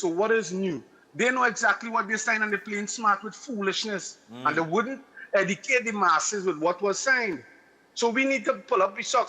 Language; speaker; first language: English; native; English